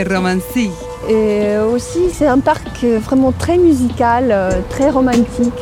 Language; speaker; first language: French; non-native, fluent; Russian